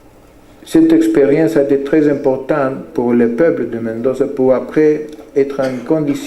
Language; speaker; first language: French; non-native, fluent; Spanish